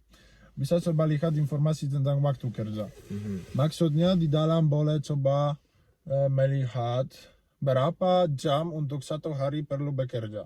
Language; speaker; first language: Indonesian; non-native, learner; Polish